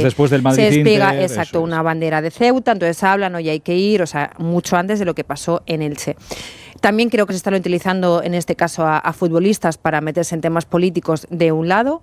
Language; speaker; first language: Spanish; native; Spanish